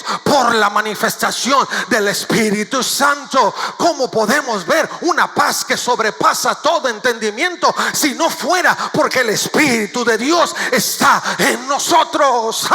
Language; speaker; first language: Spanish; native; Spanish